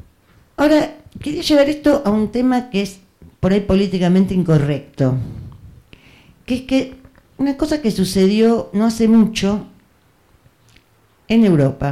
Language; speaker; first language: Spanish; native; Spanish